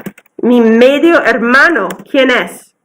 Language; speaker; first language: Spanish; non-native, fluent; English